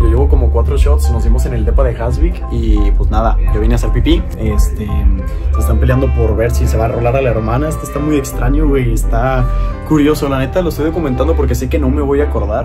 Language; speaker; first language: Spanish; native; Spanish